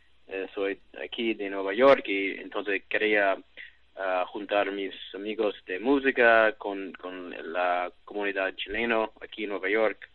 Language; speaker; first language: Spanish; non-native, learner; English